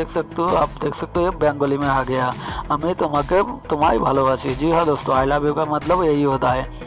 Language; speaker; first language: Hindi; non-native, local second language; Bangla